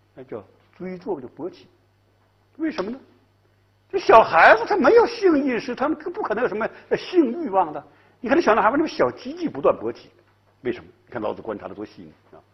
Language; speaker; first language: Chinese; native; Chinese